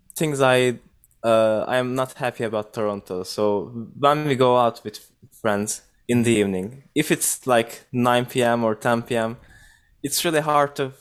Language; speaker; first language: English; non-native, fluent; Turkish